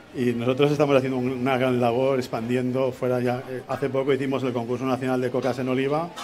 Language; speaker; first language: Spanish; native; Spanish